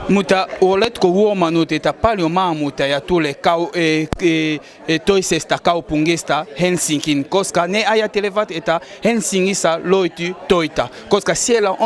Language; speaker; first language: Finnish; non-native, fluent; Lingala